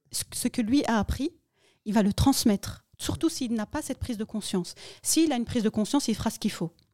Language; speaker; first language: French; early bilingual, other home language; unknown